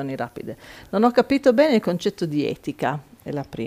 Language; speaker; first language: Italian; native; Italian